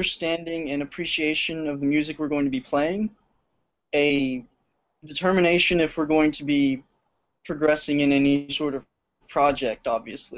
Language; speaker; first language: English; native; English